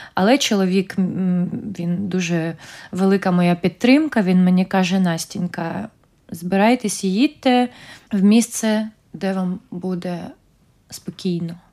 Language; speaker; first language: Ukrainian; native; Ukrainian